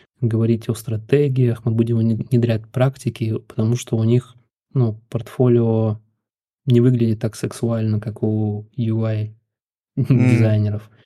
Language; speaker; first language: Russian; native; Russian